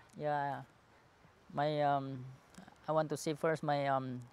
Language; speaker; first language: English; non-native, learner; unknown